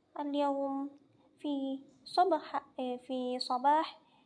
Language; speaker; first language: Arabic; non-native, learner; Indonesian